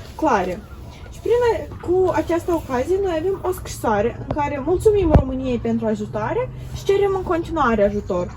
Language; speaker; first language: Romanian; native; Romanian